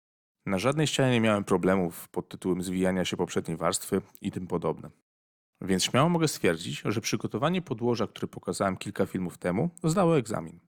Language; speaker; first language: Polish; native; Polish